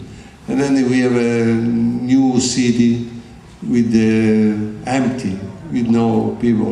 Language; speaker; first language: English; non-native, learner; Italian